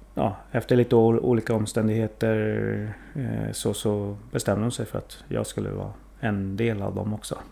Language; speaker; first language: Swedish; early bilingual, other home language; Thai